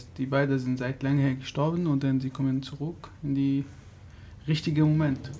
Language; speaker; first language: German; non-native, learner; Arabic